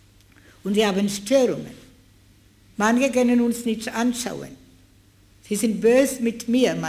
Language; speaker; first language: German; non-native, fluent; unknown